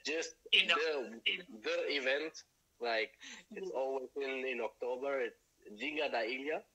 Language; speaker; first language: English; non-native, fluent; German